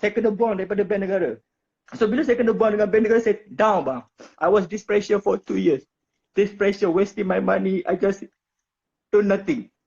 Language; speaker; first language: Malay; native; Malay